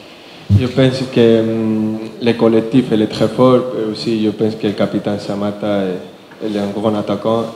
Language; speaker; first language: French; non-native, learner; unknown